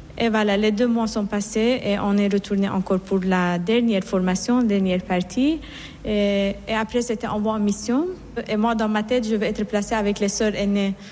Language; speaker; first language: French; non-native, fluent; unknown